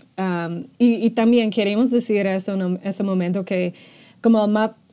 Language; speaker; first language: Spanish; non-native, fluent; English